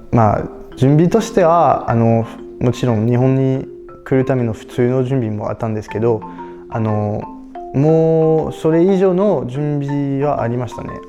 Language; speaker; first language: Japanese; non-native, fluent; French